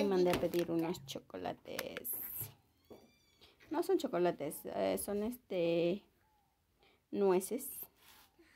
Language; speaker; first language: Spanish; native; Spanish